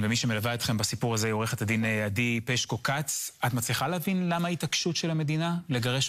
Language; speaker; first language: Hebrew; native; Hebrew